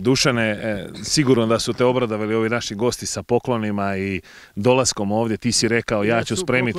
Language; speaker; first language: Serbian; native; Serbian